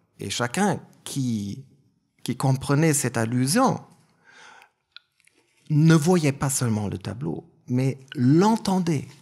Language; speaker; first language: French; non-native, fluent; German